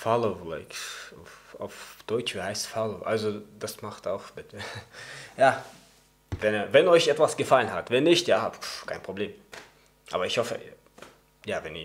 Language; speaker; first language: German; early bilingual, other home language; Chechen